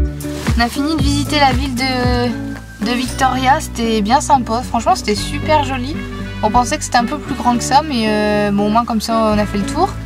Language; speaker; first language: French; native; French